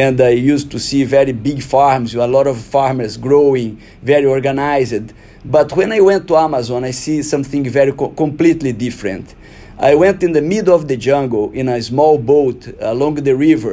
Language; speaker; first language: English; non-native, fluent; Portuguese